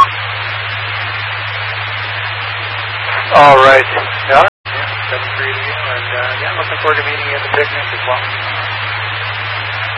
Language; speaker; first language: English; native; English